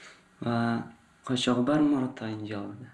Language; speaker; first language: Norwegian; non-native, learner; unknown